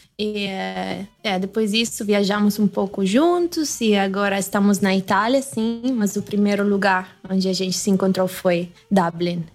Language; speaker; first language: Portuguese; non-native, fluent; Italian